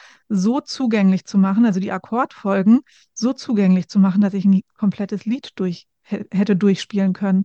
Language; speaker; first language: German; native; German